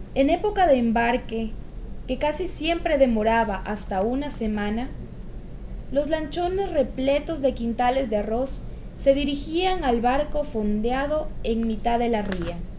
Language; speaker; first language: Spanish; native; Spanish